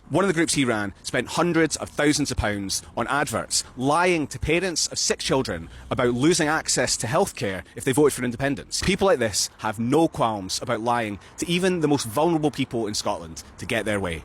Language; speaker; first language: English; native; English